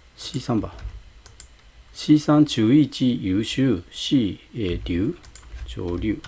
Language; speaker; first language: Chinese; non-native, fluent; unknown